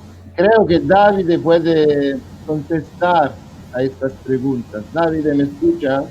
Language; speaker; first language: Spanish; non-native, fluent; Italian